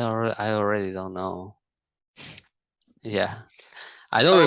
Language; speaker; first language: English; non-native, learner; Portuguese